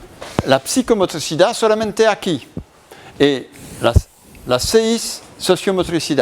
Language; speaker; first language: Spanish; non-native, learner; French